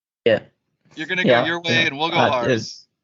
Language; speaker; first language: English; native; English